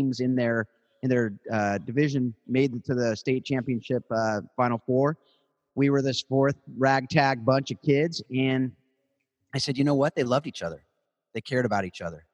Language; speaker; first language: English; native; English